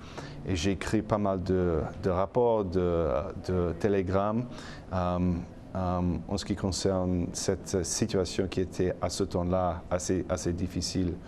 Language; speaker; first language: French; non-native, fluent; English